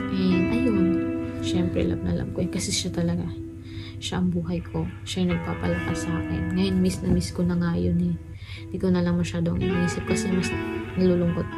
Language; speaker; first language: Filipino; native; Filipino